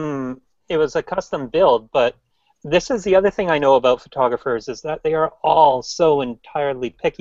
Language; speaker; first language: English; native; English